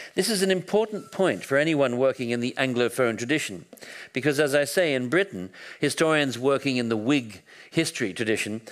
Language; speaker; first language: English; native; English